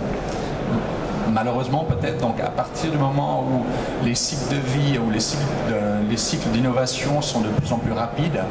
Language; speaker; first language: French; native; French